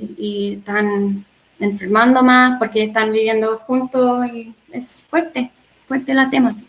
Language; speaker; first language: Spanish; non-native, learner; English